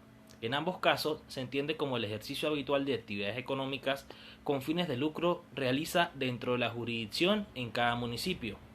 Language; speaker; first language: Spanish; native; Spanish